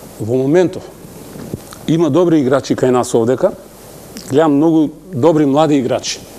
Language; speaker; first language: Macedonian; non-native, local second language; Albanian